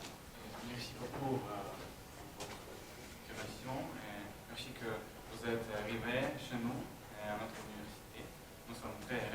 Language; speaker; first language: French; non-native, learner; Russian